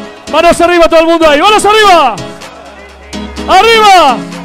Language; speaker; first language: Spanish; native; Spanish